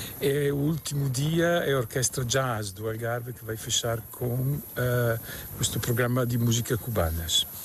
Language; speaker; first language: Portuguese; non-native, fluent; Italian